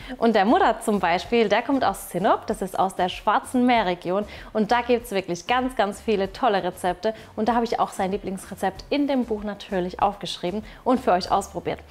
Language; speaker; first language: German; early bilingual, other home language; Turkish